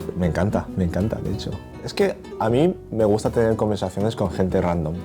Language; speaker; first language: Spanish; non-native, fluent; Japanese